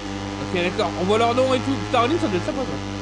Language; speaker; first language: French; native; French